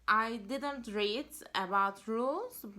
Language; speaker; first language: English; non-native, learner; Turkish